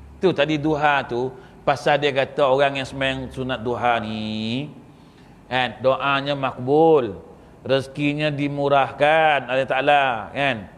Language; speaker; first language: Malay; native; Malay